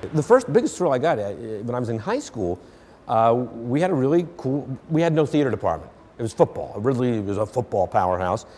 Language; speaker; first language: English; native; English